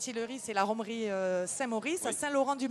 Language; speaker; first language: French; native; French